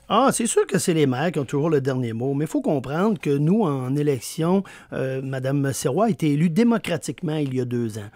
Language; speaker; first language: French; native; French